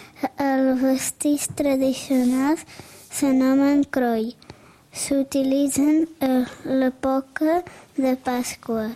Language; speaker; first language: Catalan; early bilingual, other home language; Czech